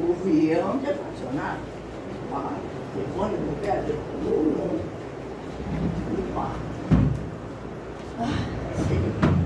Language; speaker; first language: French; non-native, learner; Portuguese